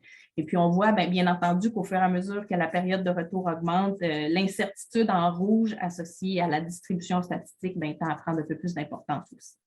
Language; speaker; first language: French; native; French